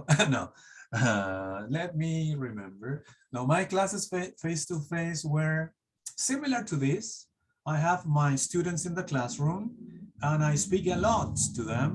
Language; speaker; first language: English; non-native, fluent; Spanish